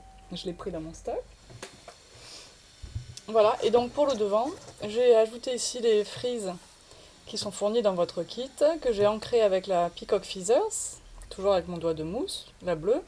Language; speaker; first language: French; native; French